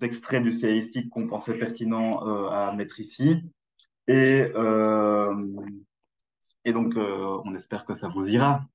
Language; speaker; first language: French; native; French